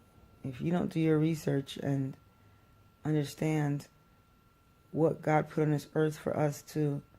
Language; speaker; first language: English; native; English